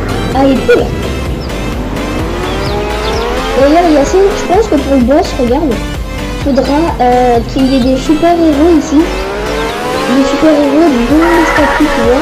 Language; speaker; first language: French; native; French